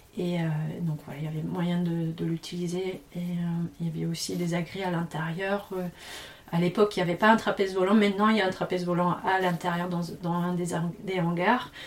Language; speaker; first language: French; non-native, fluent; English